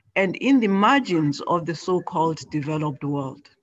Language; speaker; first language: English; non-native, local second language; Xhosa